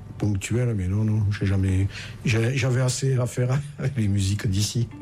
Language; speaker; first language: French; native; French